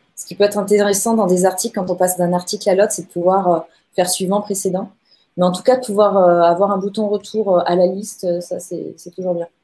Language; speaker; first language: French; native; French